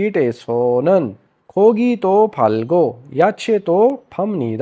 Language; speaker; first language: Korean; non-native, fluent; Urdu